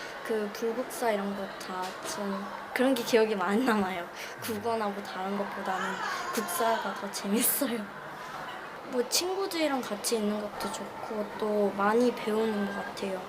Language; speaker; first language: Korean; early bilingual, heritage; Korean